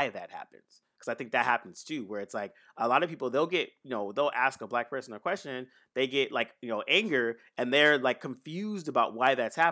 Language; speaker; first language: English; native; English